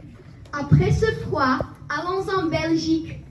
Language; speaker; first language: French; non-native, learner; Czech